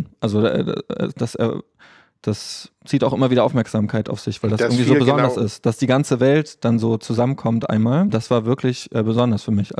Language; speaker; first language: German; native; German